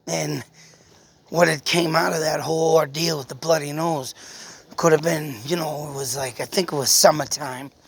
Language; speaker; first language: English; native; English